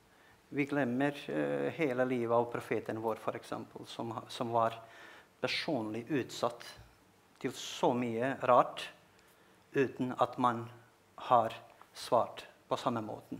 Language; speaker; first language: Norwegian; non-native, fluent; Bosnian